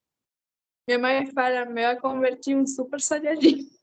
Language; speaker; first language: Portuguese; non-native, fluent; Spanish